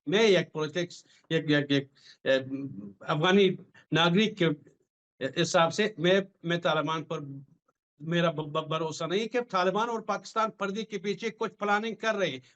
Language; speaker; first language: Hindi; non-native, fluent; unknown